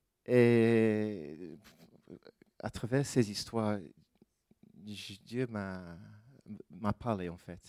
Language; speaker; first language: French; non-native, fluent; English